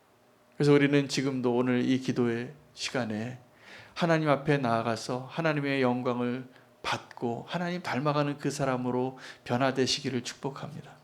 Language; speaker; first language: Korean; native; Korean